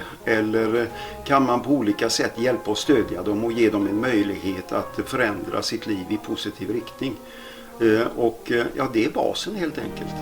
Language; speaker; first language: Swedish; native; Swedish